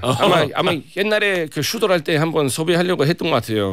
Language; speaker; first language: Korean; non-native, fluent; English